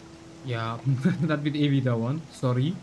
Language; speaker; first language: German; native; German